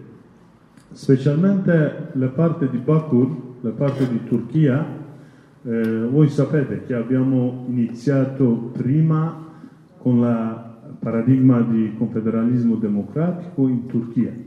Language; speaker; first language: Italian; non-native, learner; Kurdish